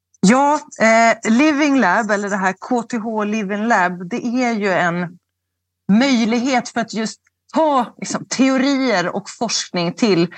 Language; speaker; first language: Swedish; native; Swedish